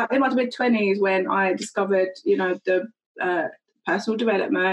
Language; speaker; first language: English; native; English